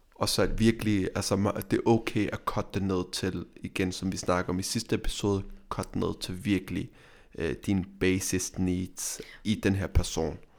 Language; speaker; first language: Danish; early bilingual, other home language; Arabic